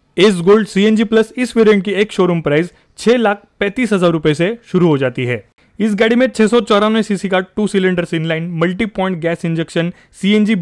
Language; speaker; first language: Hindi; non-native, local second language; Marathi